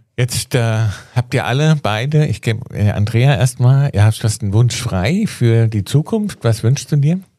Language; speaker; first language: German; native; German